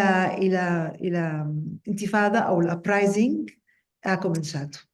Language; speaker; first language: Italian; non-native, fluent; Spanish